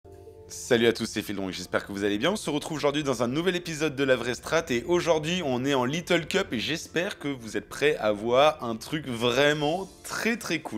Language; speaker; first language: French; native; French